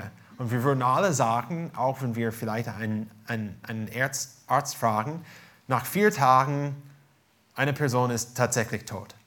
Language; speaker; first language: German; non-native, fluent; English